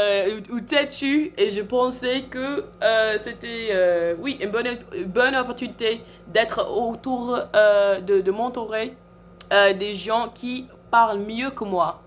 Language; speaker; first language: French; non-native, fluent; English